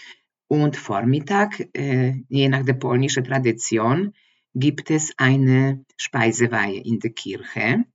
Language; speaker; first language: German; non-native, learner; Polish